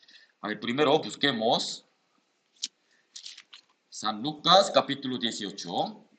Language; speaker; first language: Spanish; non-native, learner; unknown